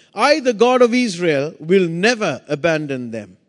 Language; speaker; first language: English; non-native, local second language; Sinhala